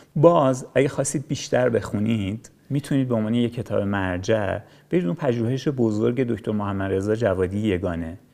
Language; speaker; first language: Persian; native; Persian